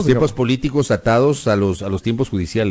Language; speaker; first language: Spanish; native; Spanish